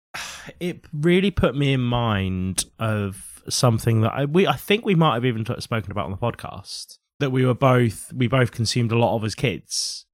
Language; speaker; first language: English; native; English